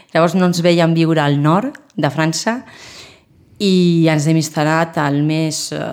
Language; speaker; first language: Catalan; non-native, local second language; Spanish